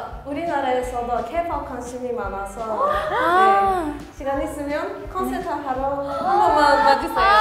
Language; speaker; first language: Korean; non-native, learner; French